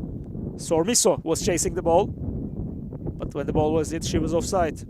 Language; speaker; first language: English; non-native, fluent; Turkish